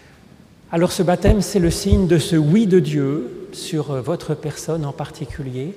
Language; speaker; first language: French; native; French